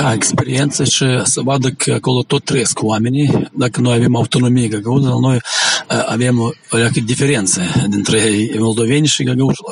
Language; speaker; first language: Romanian; non-native, local second language; Gagauz